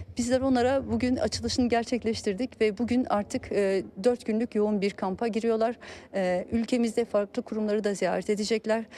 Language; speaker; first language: Turkish; early bilingual, heritage; Turkish